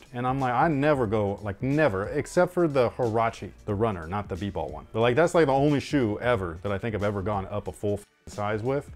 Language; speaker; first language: English; native; English